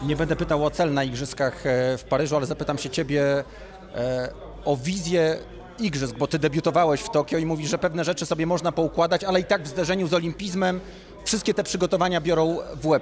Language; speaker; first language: Polish; native; Polish